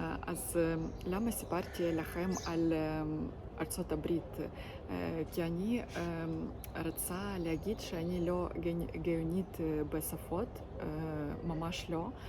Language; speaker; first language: Hebrew; non-native, learner; Ukrainian